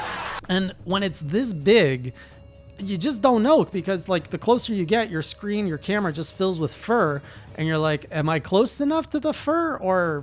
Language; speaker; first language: English; native; English